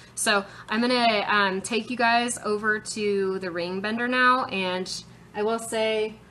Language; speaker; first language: English; native; English